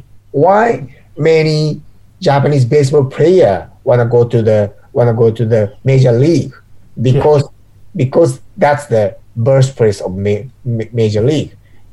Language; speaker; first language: English; non-native, learner; Japanese